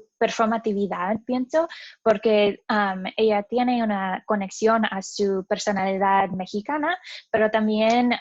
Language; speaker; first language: Spanish; non-native, learner; English